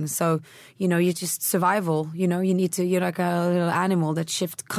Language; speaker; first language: English; early bilingual, other home language; Swedish